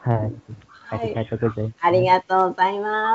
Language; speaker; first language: Japanese; non-native, learner; Chinese